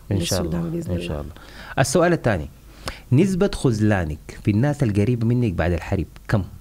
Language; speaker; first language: Arabic; native; Arabic